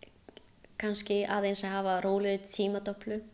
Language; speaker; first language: Icelandic; non-native, learner; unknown